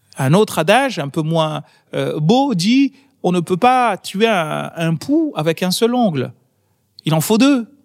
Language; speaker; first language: French; non-native, local second language; Ngazidja Comorian